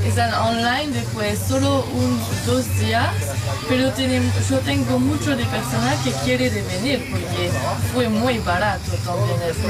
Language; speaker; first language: Spanish; non-native, learner; French